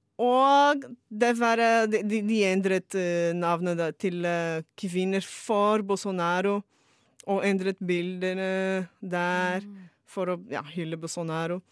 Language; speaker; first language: Norwegian; non-native, fluent; Portuguese